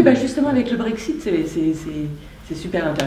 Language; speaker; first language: French; native; French